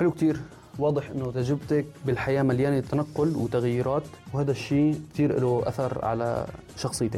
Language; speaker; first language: Arabic; native; Arabic